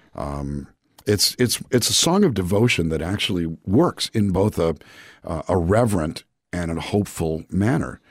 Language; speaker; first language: English; native; English